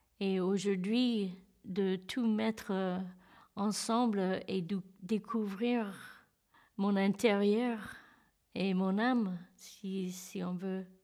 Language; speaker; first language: French; non-native, fluent; English